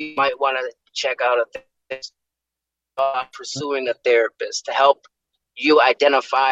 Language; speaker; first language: English; native; English